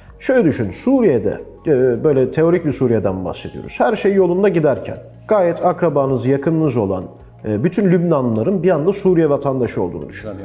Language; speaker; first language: Turkish; native; Turkish